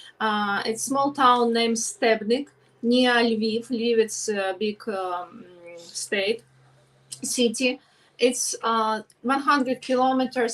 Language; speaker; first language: English; non-native, learner; Ukrainian